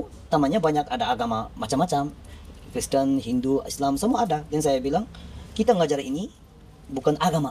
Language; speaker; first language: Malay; non-native, learner; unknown